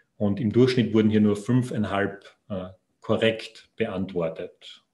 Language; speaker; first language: German; native; German